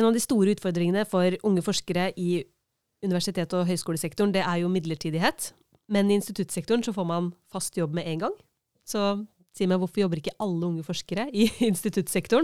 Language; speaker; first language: Norwegian; native; Norwegian